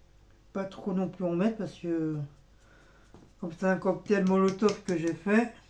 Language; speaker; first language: French; native; French